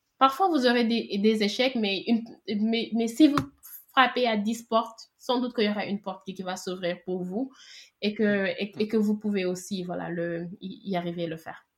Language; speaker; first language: French; non-native, local second language; Wolof